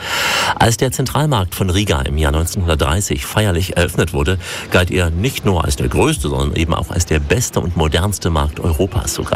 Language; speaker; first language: German; native; German